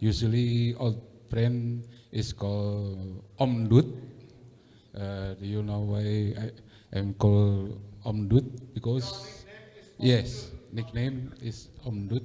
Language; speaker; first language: English; non-native, learner; Indonesian